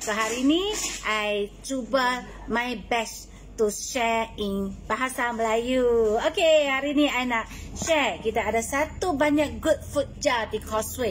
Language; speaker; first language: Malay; non-native, local second language; Min Nan Chinese